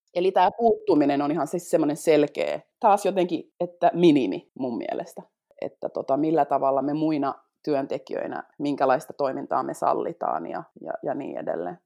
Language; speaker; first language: Finnish; native; Finnish